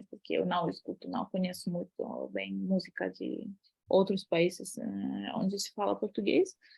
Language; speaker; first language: Portuguese; non-native, fluent; Ukrainian